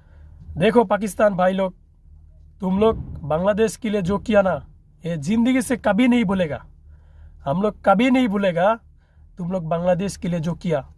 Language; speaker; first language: Hindi; non-native, fluent; Bangla